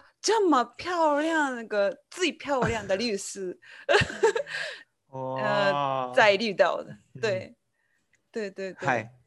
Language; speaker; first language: Chinese; non-native, learner; Japanese